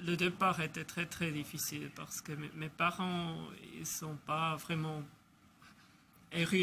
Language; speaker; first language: French; non-native, local second language; German